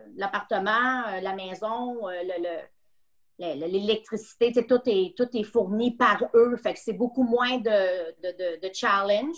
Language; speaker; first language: French; native; French